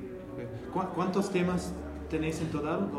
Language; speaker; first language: Spanish; non-native, learner; English